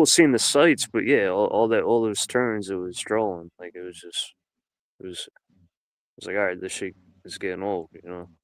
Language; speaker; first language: English; native; English